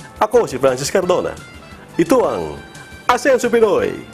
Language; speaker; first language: Filipino; native; Filipino